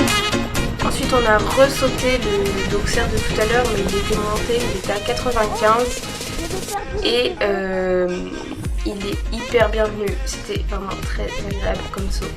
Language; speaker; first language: French; native; French